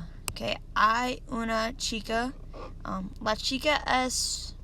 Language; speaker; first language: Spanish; non-native, learner; English